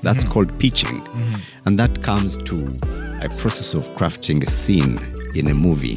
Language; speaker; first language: English; non-native, local second language; Nyankole